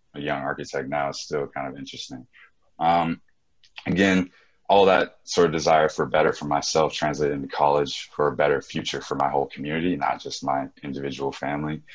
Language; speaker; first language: English; native; English